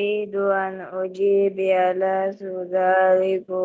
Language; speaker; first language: Arabic; non-native, learner; Bangla